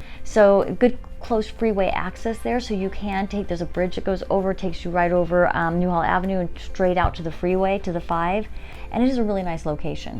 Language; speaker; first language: English; native; English